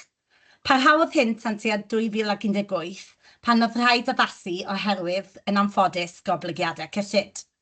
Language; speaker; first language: Welsh; native; Welsh